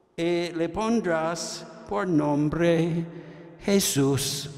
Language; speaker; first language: Spanish; non-native, fluent; English